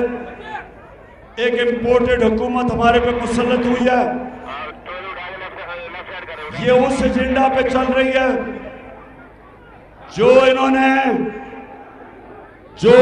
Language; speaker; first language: Urdu; native; Urdu